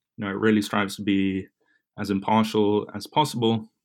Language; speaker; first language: English; native; English